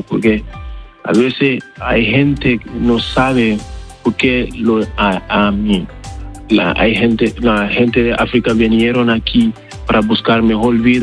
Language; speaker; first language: Spanish; non-native, learner; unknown